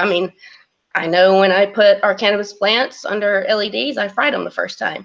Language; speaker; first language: English; native; English